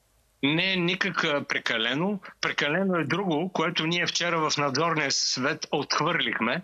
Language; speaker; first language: Bulgarian; native; Bulgarian